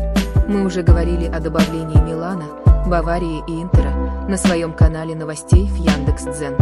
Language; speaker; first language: Russian; native; Russian